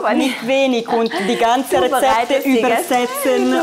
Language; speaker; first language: German; non-native, fluent; Italian